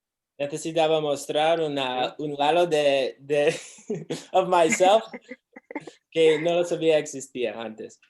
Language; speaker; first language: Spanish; non-native, learner; English